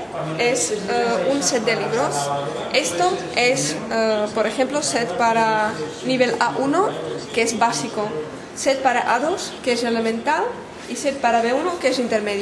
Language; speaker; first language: Spanish; non-native, fluent; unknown